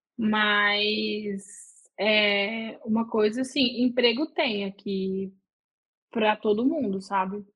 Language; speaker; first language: Portuguese; native; Portuguese